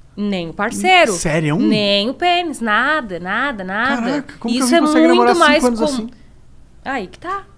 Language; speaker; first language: Portuguese; native; Portuguese